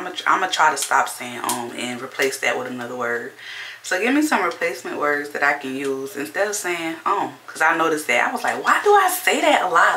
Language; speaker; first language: English; native; English